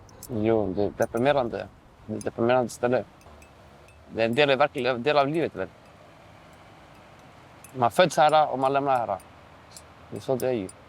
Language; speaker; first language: Swedish; early bilingual, other home language; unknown